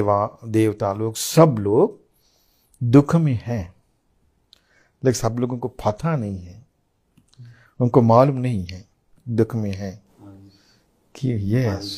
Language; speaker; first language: Hindi; non-native, fluent; Sinhala